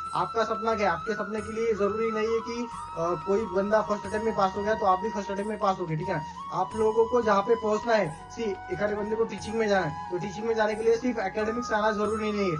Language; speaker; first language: Hindi; non-native, local second language; Marathi